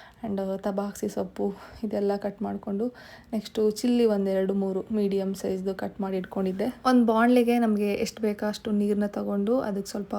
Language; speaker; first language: Kannada; native; Kannada